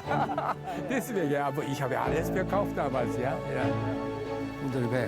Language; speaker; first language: German; non-native, learner; Korean